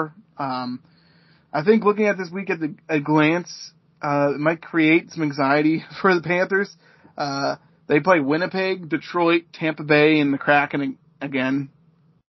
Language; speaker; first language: English; native; English